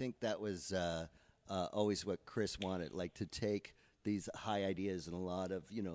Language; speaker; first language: English; native; English